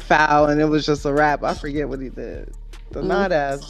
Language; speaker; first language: English; native; English